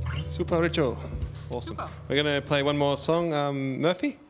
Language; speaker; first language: English; native; English